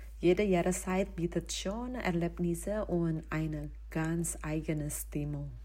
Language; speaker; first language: German; non-native, fluent; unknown